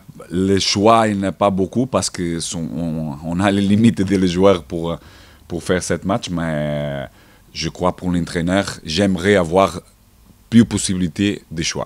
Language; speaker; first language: French; non-native, learner; Portuguese